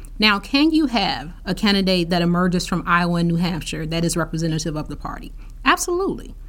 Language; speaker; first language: English; native; English